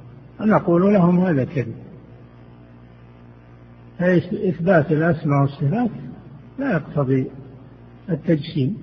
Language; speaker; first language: Arabic; native; Arabic